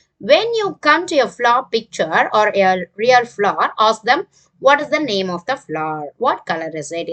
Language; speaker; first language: English; non-native, local second language; Tamil